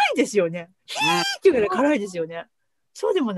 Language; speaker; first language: Japanese; native; Japanese